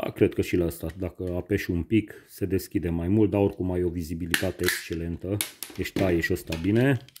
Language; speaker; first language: Romanian; non-native, local second language; Hungarian